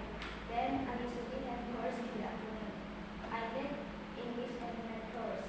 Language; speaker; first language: English; non-native, learner; Indonesian